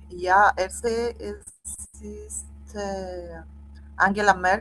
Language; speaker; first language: German; non-native, learner; Spanish